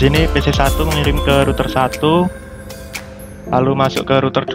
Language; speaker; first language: Indonesian; native; Indonesian